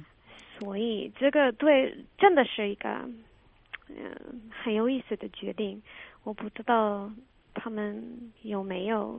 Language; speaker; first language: Chinese; non-native, fluent; English